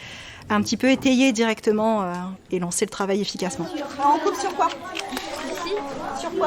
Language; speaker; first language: French; native; French